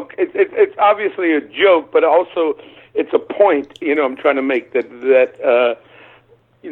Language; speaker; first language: English; early bilingual, other home language; German